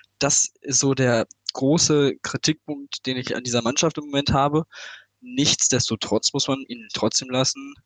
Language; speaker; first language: German; native; German